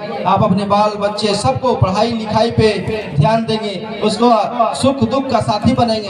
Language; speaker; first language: Hindi; native; Hindi